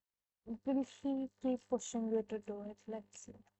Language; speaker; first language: English; non-native, local second language; Hindi